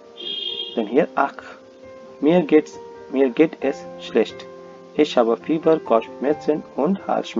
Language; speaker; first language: German; non-native, fluent; Hindi